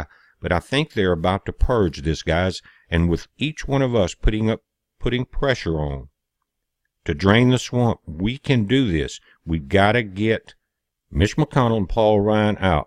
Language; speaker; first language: English; native; English